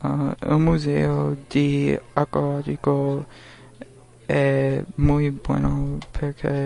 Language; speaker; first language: Italian; non-native, learner; English